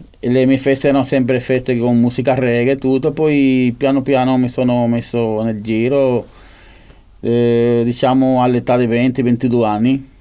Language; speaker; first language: Italian; non-native, fluent; Spanish